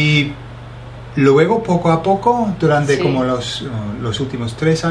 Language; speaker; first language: Spanish; non-native, fluent; English